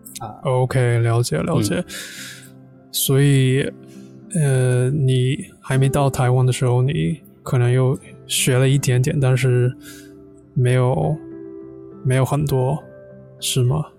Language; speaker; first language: Chinese; non-native, fluent; English